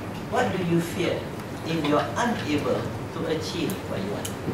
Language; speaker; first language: English; non-native, local second language; Malay